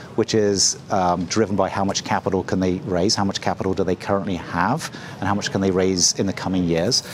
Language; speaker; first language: English; native; English